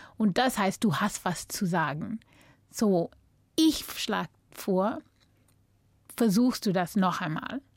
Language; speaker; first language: German; non-native, fluent; English